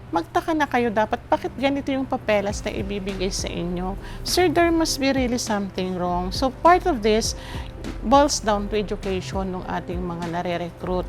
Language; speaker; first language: Filipino; non-native, local second language; Tausug